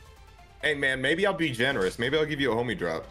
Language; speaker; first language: English; native; English